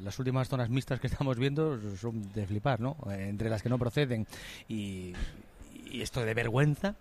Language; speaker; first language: Spanish; native; Spanish